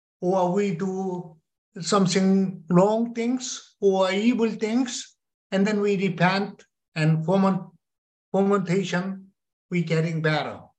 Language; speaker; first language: English; non-native, learner; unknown